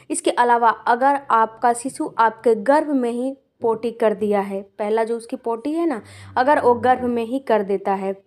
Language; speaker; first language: Hindi; native; Hindi